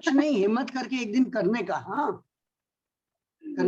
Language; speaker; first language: Hindi; native; Hindi